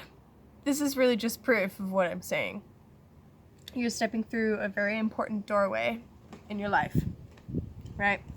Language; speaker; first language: English; native; English